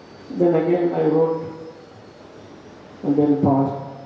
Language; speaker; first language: English; non-native, local second language; Telugu